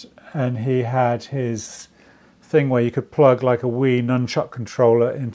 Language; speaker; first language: English; native; English